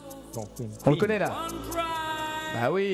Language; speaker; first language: French; native; French